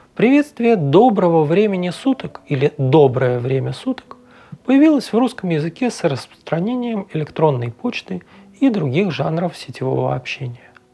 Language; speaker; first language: Russian; native; Russian